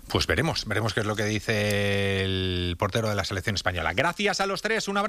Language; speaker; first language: Spanish; native; Spanish